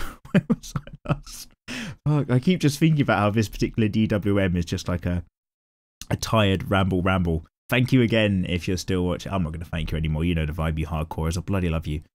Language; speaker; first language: English; native; English